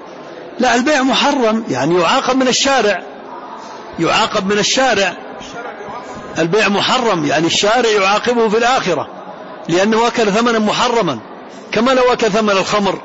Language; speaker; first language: Arabic; native; Arabic